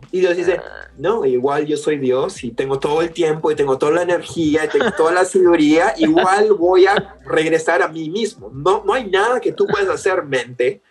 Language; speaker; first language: Spanish; early bilingual, other home language; English